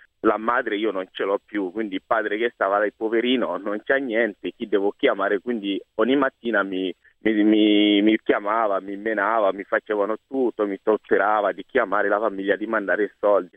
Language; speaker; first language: Italian; non-native, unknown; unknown